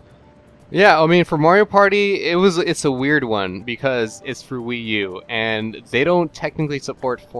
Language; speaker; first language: English; native; English